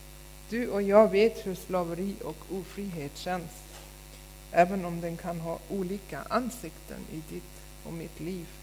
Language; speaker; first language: Swedish; non-native, fluent; German